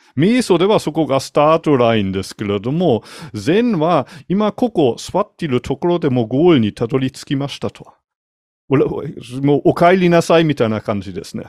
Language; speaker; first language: Japanese; non-native, fluent; German